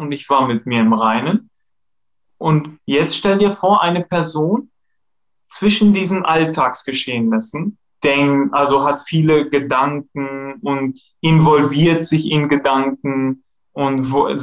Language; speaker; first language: German; non-native, fluent; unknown